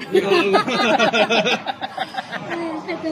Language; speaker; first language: Chinese; native; Chinese